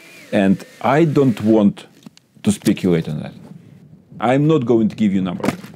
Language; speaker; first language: English; non-native, fluent; Russian